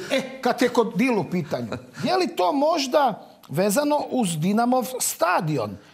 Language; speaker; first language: Croatian; native; Croatian